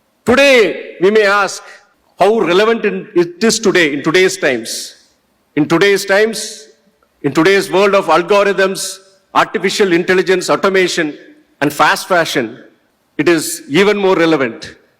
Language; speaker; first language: English; non-native, local second language; Tamil